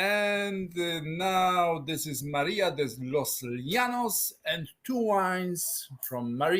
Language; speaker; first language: English; non-native, fluent; Polish